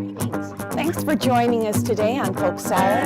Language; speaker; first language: English; native; English